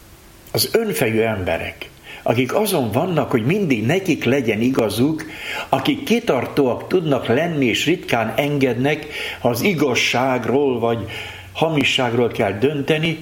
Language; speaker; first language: Hungarian; native; Hungarian